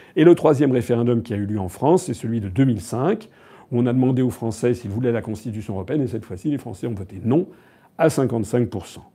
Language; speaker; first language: French; native; French